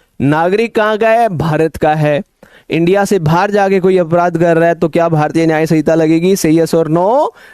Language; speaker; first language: Hindi; native; Hindi